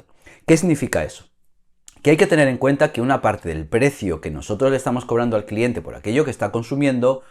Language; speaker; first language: Spanish; native; Spanish